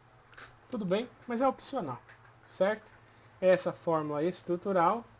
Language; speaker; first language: Portuguese; native; Portuguese